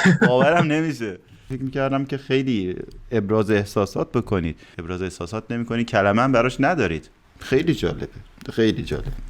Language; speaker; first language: Persian; native; Persian